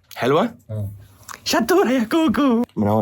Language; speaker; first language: Arabic; native; Arabic